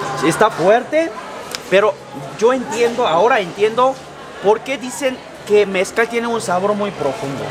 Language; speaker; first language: Spanish; non-native, fluent; Korean